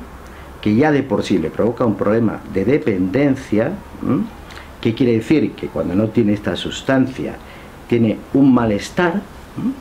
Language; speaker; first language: Spanish; native; Spanish